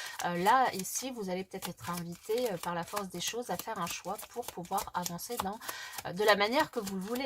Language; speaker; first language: French; native; French